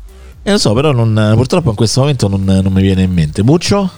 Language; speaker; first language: Italian; native; Italian